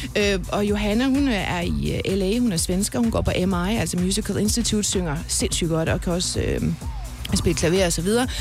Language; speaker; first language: Danish; native; Danish